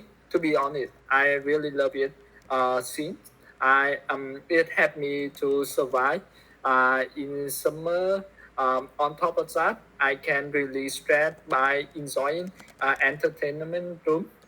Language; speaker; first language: English; non-native, learner; Vietnamese